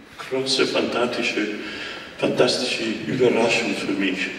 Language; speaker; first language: German; non-native, learner; Spanish